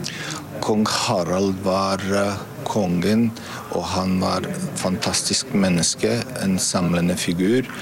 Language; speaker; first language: Norwegian; non-native, learner; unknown